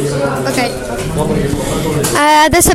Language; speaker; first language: Italian; native; Italian